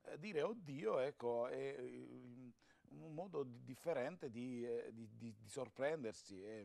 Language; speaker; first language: Italian; native; Italian